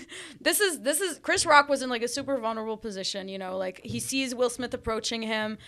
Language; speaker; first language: English; early bilingual, other home language; Arabic